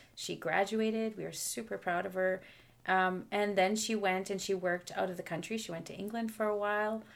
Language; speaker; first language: English; non-native, fluent; French